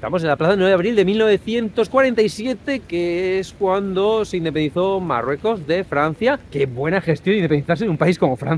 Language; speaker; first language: Spanish; native; Spanish